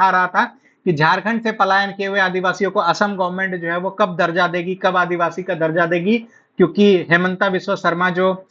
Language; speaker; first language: Hindi; native; Hindi